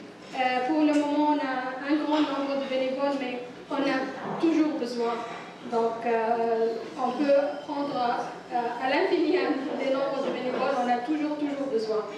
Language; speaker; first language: French; non-native, fluent; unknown